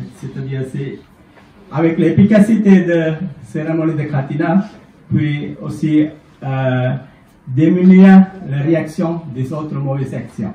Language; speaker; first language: French; non-native, fluent; Sinhala